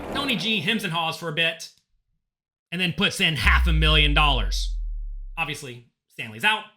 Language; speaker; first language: English; native; English